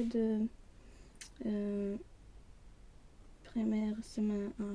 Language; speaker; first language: French; non-native, learner; Swedish